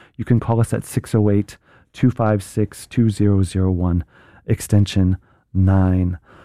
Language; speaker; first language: English; native; English